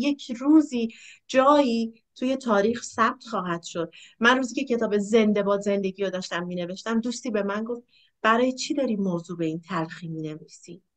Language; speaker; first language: Persian; native; Persian